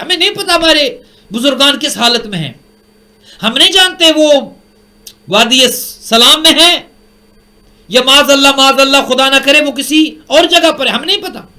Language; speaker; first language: Urdu; native; Urdu